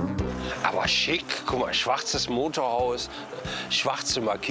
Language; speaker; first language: German; native; German